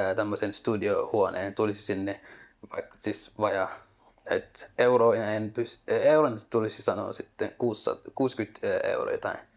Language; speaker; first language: Finnish; non-native, fluent; Somali